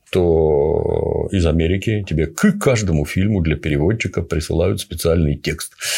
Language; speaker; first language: Russian; native; Russian